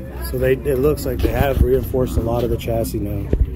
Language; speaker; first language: English; early bilingual, other home language; Spanish